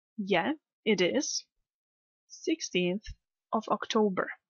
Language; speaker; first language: English; non-native, fluent; Czech